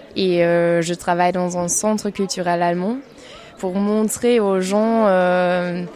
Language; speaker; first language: French; non-native, fluent; German